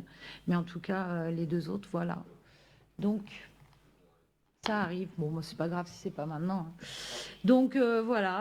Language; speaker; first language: French; native; French